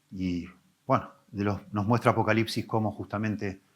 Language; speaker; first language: Spanish; native; Spanish